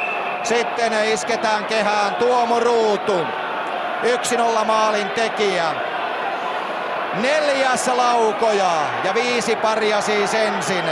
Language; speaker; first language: Finnish; native; Finnish